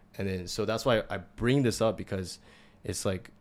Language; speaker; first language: English; native; English